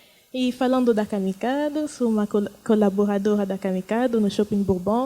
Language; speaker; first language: Portuguese; non-native, fluent; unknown